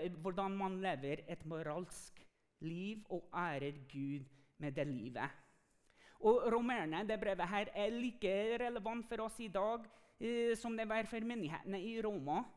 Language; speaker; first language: Norwegian; non-native, fluent; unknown